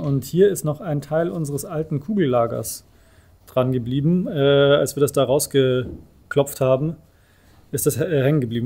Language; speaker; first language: German; native; German